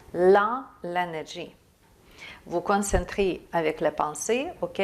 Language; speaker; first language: French; non-native, fluent; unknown